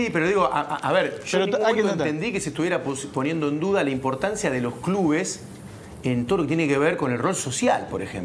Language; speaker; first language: Spanish; native; Spanish